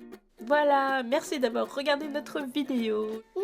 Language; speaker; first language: French; native; French